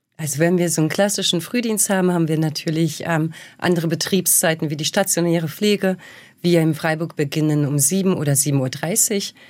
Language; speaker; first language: German; early bilingual, other home language; Bosnian